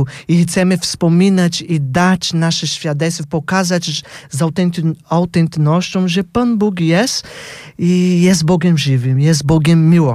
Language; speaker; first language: Polish; non-native, fluent; Portuguese